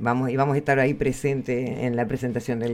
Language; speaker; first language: Spanish; native; Spanish